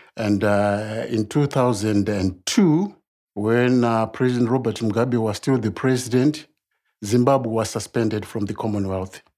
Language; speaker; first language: English; non-native, local second language; Shona